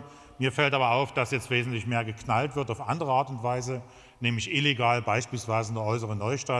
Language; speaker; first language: German; native; German